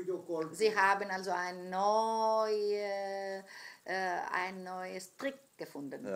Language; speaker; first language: German; non-native, fluent; Greek